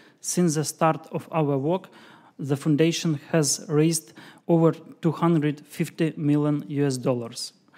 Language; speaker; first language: English; non-native, fluent; Ukrainian